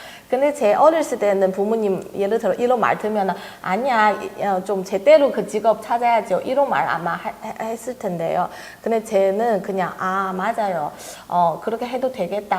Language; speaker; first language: Korean; non-native, fluent; Chinese